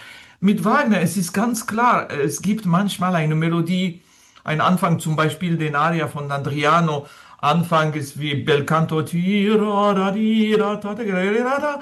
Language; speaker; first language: German; non-native, learner; French